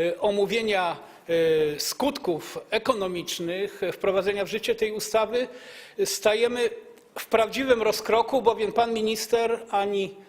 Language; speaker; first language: Polish; native; Polish